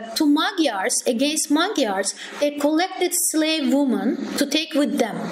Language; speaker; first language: English; non-native, fluent; Azerbaijani